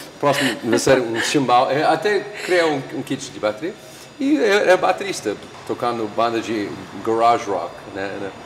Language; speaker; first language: Portuguese; non-native, fluent; English